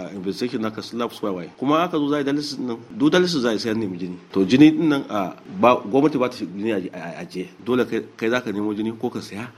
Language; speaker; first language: Hausa; native; Hausa